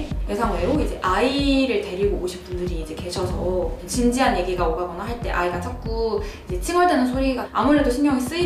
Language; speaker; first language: Korean; native; Korean